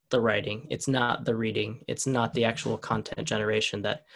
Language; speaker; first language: English; native; English